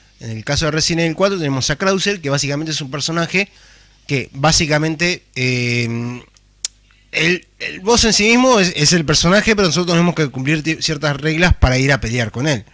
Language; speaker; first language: Spanish; native; Spanish